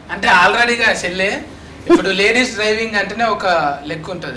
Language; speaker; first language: Telugu; native; Telugu